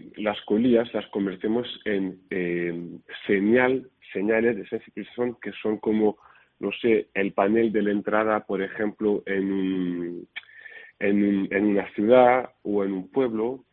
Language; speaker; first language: Spanish; non-native, fluent; French